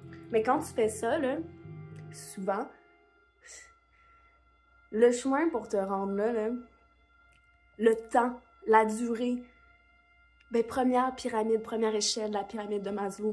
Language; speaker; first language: French; native; French